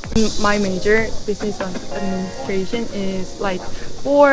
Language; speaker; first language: English; non-native, fluent; Korean